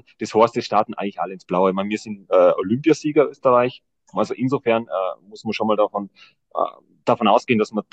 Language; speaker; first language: German; native; German